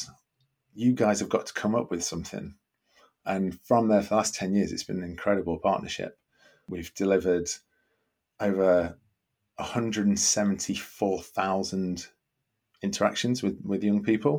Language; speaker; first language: English; native; English